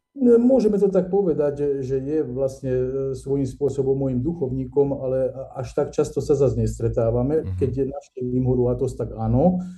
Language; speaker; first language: Slovak; native; Slovak